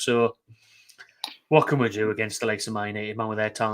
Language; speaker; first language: English; native; English